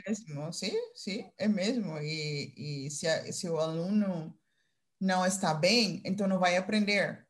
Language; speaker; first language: Portuguese; non-native, fluent; Dutch